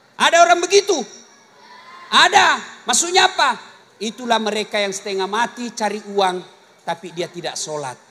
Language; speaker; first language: Indonesian; non-native, local second language; Buginese